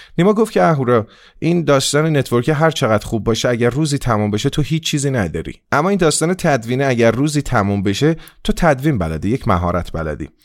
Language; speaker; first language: Persian; non-native, local second language; Kurdish